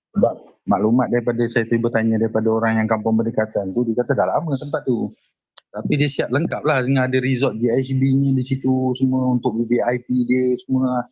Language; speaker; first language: Malay; native; Malay